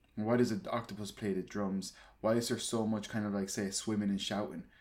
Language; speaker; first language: English; native; English